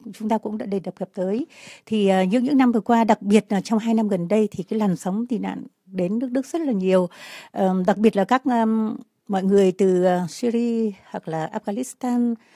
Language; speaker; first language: Vietnamese; native; Vietnamese